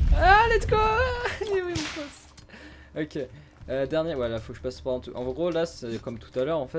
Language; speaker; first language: French; native; French